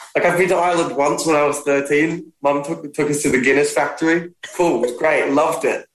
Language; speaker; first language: English; native; English